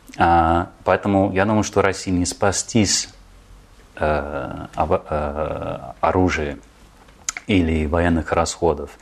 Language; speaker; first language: Russian; non-native, fluent; English